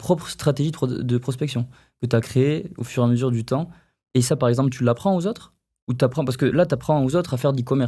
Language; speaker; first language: French; native; French